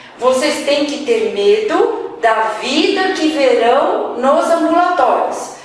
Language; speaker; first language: Portuguese; native; Portuguese